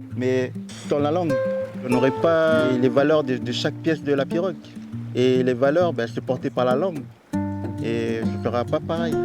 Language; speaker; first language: French; non-native, local second language; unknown